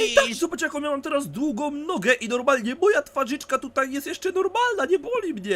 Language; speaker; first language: Polish; native; Polish